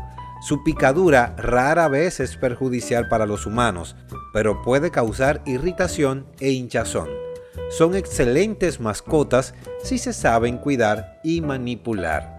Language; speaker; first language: Spanish; native; Spanish